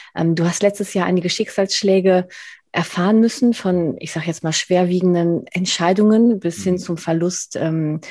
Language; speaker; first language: German; non-native, fluent; Spanish